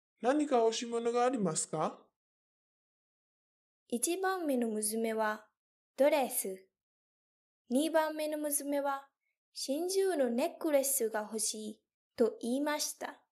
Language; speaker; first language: Japanese; non-native, fluent; English